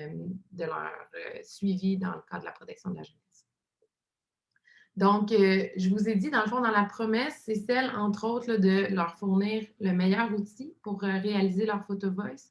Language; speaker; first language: French; native; French